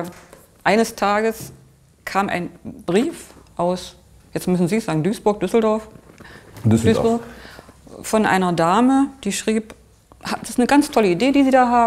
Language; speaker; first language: German; native; German